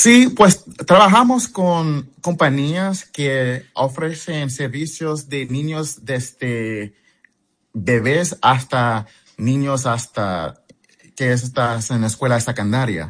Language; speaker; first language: Spanish; early bilingual, heritage; English